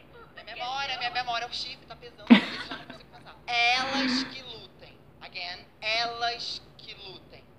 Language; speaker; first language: Portuguese; native; Portuguese